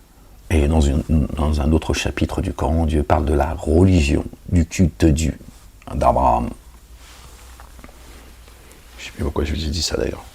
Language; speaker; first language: French; native; French